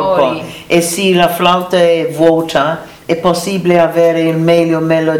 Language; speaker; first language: Italian; non-native, learner; English